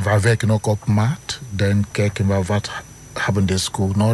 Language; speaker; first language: Dutch; non-native, learner; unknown